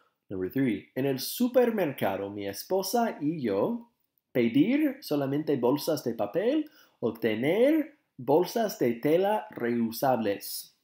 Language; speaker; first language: Spanish; non-native, fluent; English